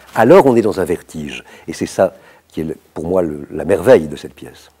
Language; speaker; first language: French; native; French